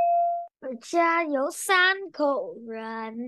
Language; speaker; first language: Chinese; non-native, learner; Vietnamese